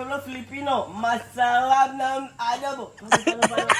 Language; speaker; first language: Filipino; non-native, learner; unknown